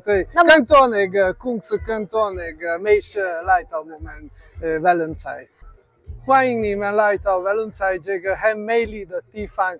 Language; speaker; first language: Chinese; non-native, learner; Hungarian